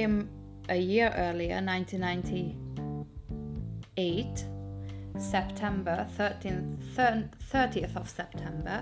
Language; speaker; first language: English; non-native, fluent; Hungarian